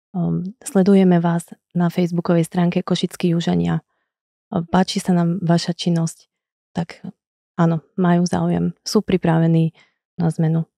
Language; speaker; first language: Slovak; native; Slovak